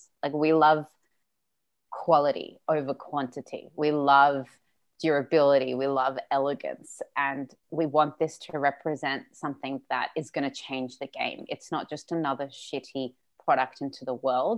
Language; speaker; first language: English; non-native, local second language; Russian